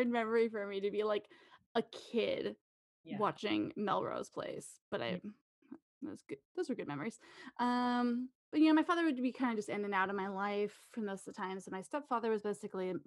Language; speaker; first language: English; native; English